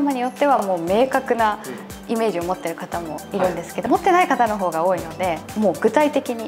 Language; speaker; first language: Japanese; native; Japanese